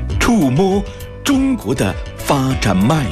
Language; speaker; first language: Chinese; native; Chinese